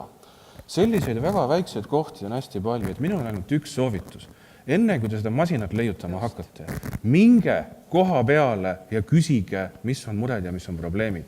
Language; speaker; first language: Estonian; native; Estonian